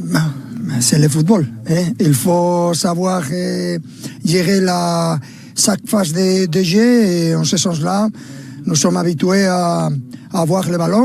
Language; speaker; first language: French; non-native, learner; Spanish